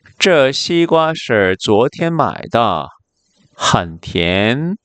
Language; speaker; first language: Chinese; non-native, fluent; Korean